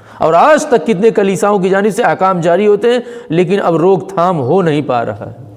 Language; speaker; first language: Urdu; native; Urdu